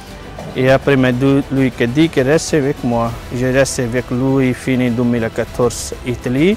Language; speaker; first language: French; non-native, learner; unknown